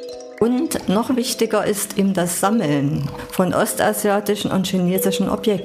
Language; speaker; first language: German; non-native, fluent; Chinese